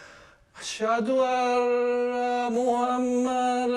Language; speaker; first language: Indonesian; non-native, learner; Korean